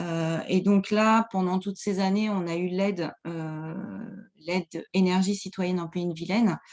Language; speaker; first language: French; native; French